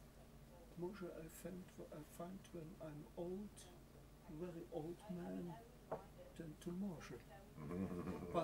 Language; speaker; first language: English; non-native, learner; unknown